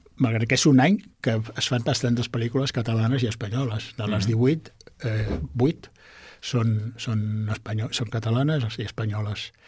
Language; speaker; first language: Catalan; native; Catalan